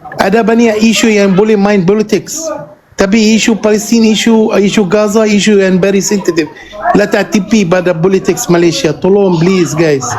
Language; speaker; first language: Malay; non-native, fluent; Arabic